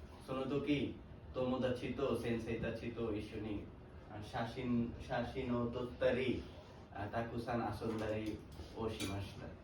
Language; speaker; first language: Japanese; non-native, learner; Bangla